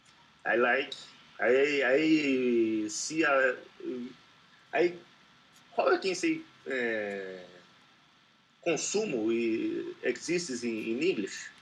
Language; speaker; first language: English; non-native, learner; Portuguese